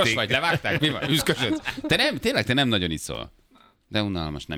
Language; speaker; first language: Hungarian; native; Hungarian